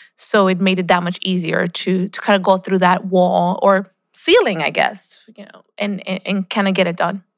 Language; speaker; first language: English; early bilingual, other home language; Spanish